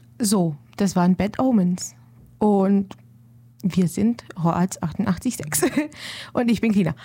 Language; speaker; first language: German; early bilingual, other home language; Romanian